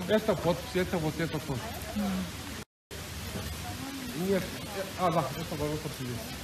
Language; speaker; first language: Russian; non-native, fluent; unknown